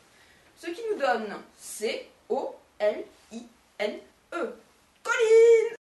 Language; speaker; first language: French; native; French